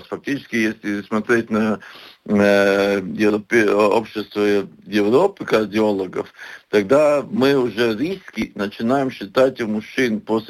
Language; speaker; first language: Russian; non-native, local second language; Latvian